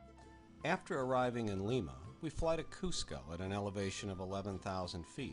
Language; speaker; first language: English; native; English